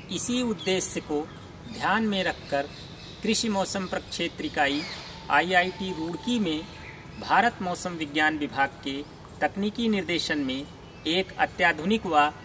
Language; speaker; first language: Hindi; native; Hindi